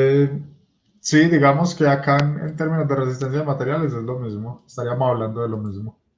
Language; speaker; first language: Spanish; native; Spanish